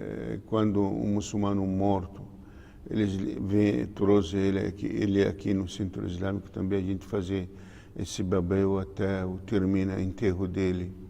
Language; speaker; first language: Portuguese; non-native, learner; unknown